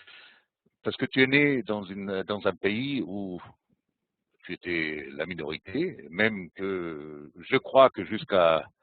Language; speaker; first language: French; non-native, fluent; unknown